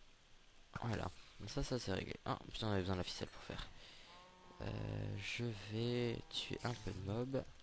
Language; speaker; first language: French; native; French